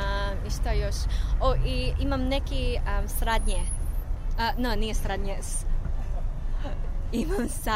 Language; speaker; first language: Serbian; non-native, learner; English